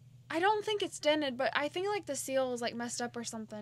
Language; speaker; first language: English; native; English